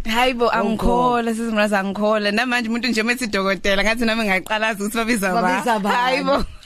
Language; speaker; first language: Zulu; native; Zulu